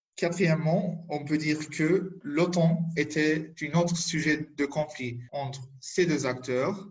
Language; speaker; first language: French; non-native, fluent; Turkish